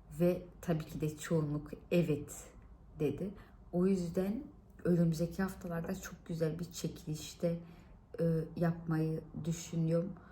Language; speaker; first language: Turkish; early bilingual, heritage; Turkish